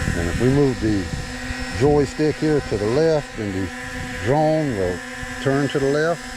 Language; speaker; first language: English; native; English